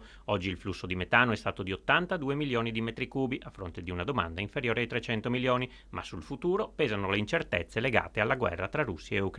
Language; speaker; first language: Italian; native; Italian